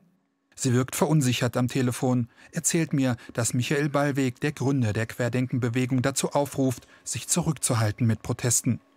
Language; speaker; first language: German; native; German